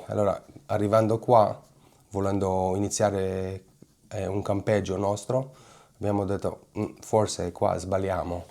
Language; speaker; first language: Italian; non-native, fluent; Hebrew